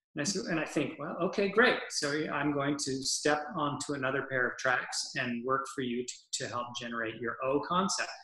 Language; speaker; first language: English; native; English